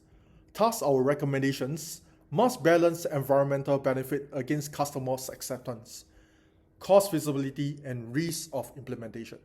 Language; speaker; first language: English; non-native, learner; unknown